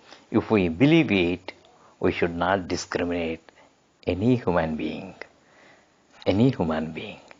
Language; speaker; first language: English; non-native, local second language; Telugu